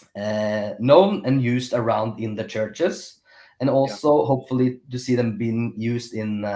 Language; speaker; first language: English; non-native, fluent; Norwegian